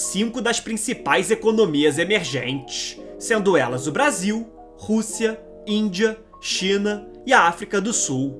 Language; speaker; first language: Portuguese; native; Portuguese